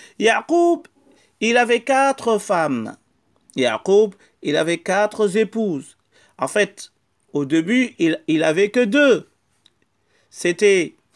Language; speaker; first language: French; non-native, local second language; Wolof